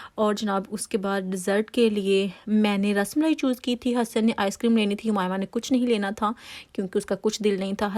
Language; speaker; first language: Urdu; native; Urdu